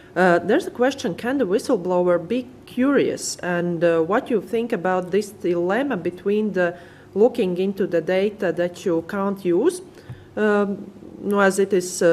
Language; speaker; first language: English; non-native, fluent; Latvian